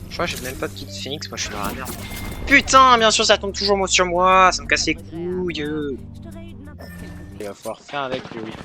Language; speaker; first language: French; native; French